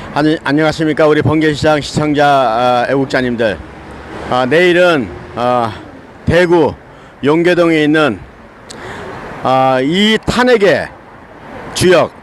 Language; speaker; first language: Korean; native; Korean